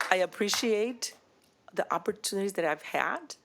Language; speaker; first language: English; early bilingual, other home language; Spanish